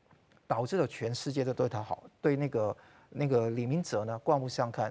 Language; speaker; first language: Chinese; non-native, local second language; Cantonese